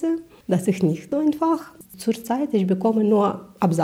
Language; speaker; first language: German; non-native, learner; Ukrainian